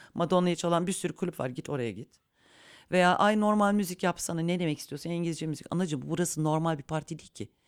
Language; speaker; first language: Turkish; early bilingual, heritage; Turkish